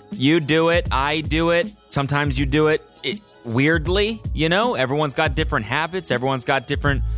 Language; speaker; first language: English; native; English